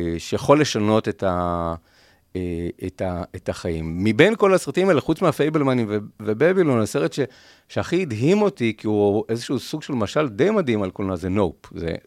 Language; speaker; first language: Hebrew; native; Hebrew